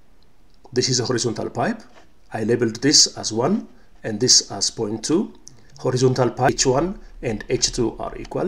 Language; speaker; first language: English; non-native, local second language; Amharic